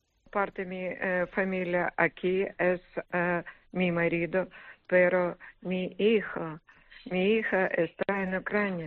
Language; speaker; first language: Spanish; non-native, learner; Ukrainian